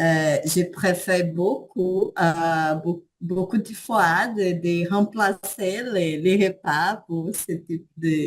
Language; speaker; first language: French; non-native, learner; Portuguese